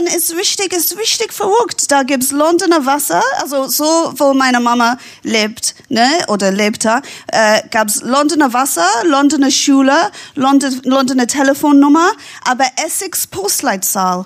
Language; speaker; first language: German; non-native, fluent; English